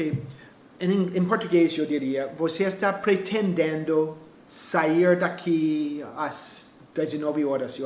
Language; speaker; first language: Portuguese; non-native, fluent; English